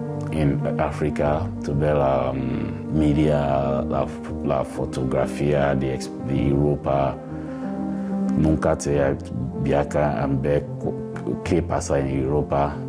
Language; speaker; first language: Spanish; non-native, learner; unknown